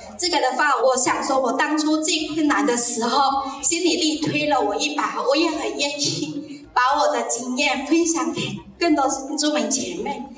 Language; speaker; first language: Chinese; non-native, local second language; Hakka Chinese